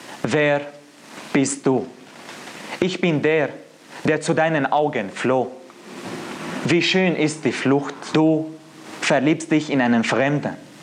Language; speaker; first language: German; non-native, fluent; Arabic